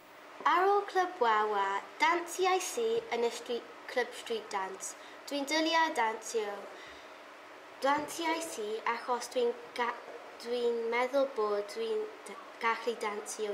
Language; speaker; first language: Welsh; non-native, learner; English